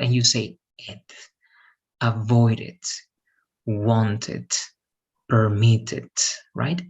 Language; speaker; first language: English; non-native, fluent; Spanish